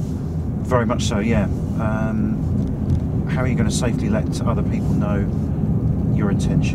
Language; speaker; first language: English; native; English